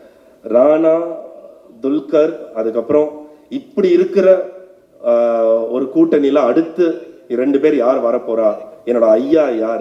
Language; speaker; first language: Tamil; native; Tamil